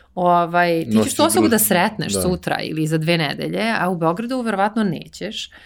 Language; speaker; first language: Serbian; native; Serbian